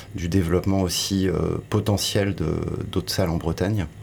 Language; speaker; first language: French; native; French